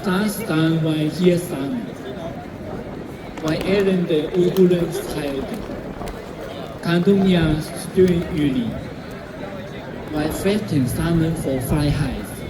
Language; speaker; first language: Dutch; non-native, fluent; Cantonese